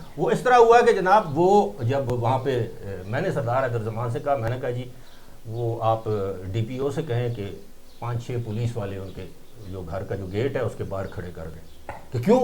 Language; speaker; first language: Urdu; non-native, local second language; Northern Hindko